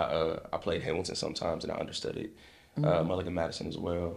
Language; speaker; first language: English; native; English